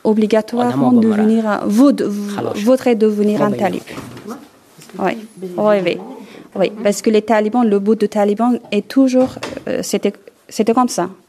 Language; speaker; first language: French; non-native, learner; Persian